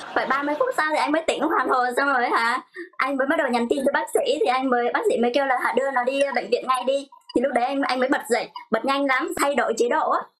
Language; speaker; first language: Vietnamese; native; Vietnamese